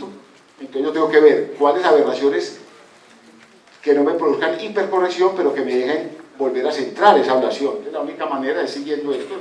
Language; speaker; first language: Spanish; native; Spanish